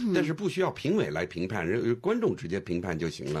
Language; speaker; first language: Chinese; non-native, fluent; English